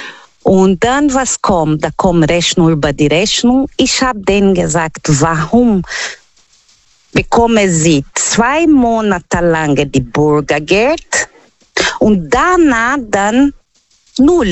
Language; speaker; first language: German; non-native, learner; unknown